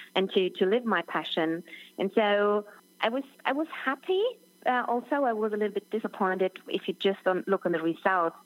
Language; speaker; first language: English; non-native, fluent; German